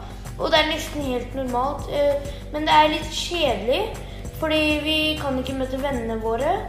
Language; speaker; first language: Norwegian; early bilingual, heritage; Norwegian